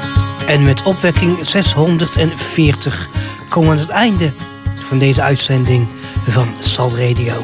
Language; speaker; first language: Dutch; native; Dutch